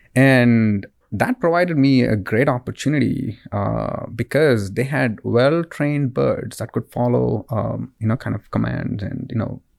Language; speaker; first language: English; non-native, local second language; Kannada